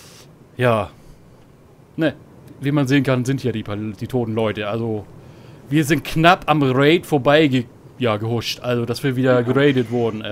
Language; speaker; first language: German; native; German